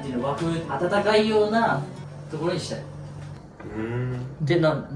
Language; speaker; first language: Japanese; native; Japanese